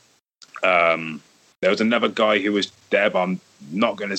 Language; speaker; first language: English; native; English